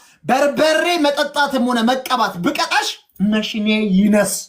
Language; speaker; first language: Amharic; native; Amharic